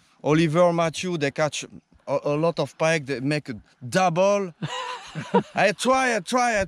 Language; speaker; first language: English; non-native, learner; French